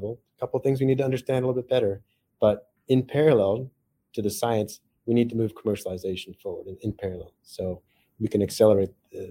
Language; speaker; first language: English; native; English